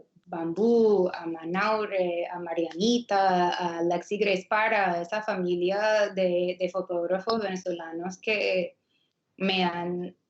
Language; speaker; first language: Spanish; non-native, fluent; English